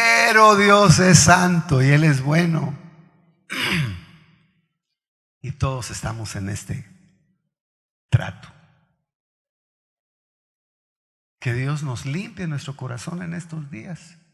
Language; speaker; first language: Spanish; native; Spanish